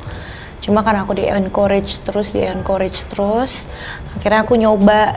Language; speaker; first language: Indonesian; native; Indonesian